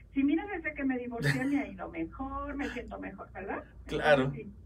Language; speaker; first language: Spanish; native; Spanish